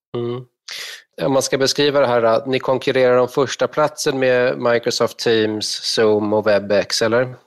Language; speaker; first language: Swedish; native; Swedish